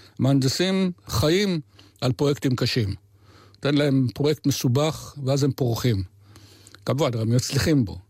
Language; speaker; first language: Hebrew; native; Hebrew